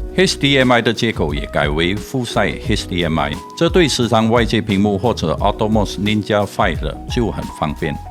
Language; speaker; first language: Chinese; native; Chinese